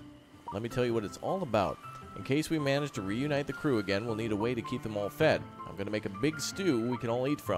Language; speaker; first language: English; native; English